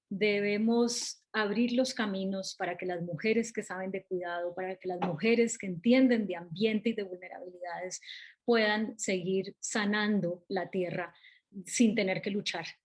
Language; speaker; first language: Spanish; native; Spanish